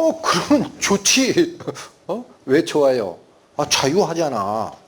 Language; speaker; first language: Korean; native; Korean